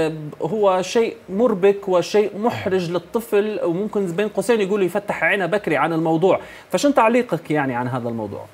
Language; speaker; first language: Arabic; native; Arabic